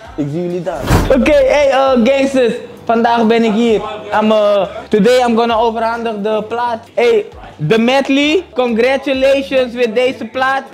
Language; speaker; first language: Dutch; native; Dutch